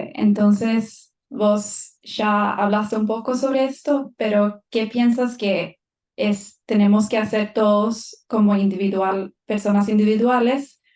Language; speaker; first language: Spanish; non-native, fluent; Swedish